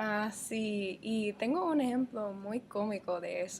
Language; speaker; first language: Spanish; non-native, learner; English